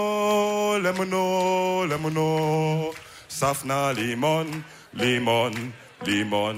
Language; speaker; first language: German; early bilingual, other home language; Wolof